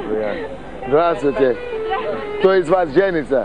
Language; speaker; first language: Russian; non-native, fluent; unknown